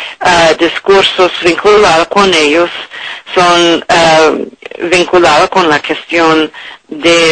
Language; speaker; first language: Spanish; non-native, learner; English